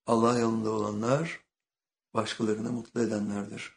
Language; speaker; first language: Turkish; native; Turkish